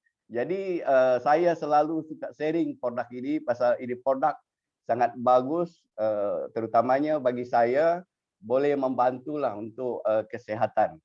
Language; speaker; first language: Malay; native; Malay